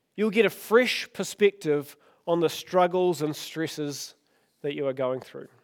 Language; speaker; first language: English; native; English